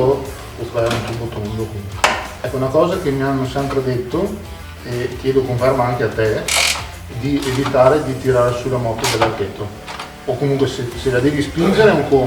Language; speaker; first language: Italian; native; Italian